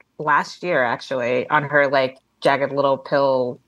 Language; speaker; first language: English; native; English